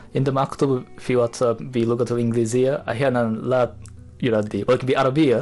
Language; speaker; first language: Arabic; non-native, learner; Japanese